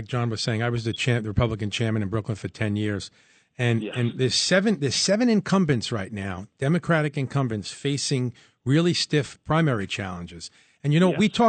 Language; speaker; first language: English; native; English